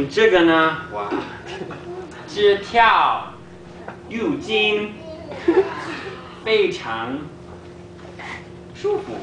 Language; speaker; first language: Chinese; non-native, learner; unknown